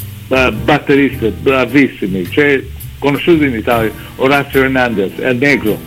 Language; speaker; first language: Italian; early bilingual, heritage; English